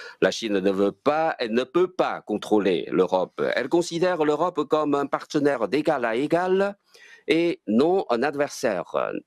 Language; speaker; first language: French; non-native, fluent; Chinese